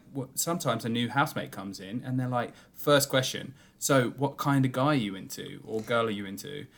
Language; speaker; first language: English; native; English